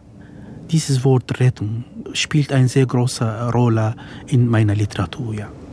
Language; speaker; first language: German; non-native, fluent; Kurdish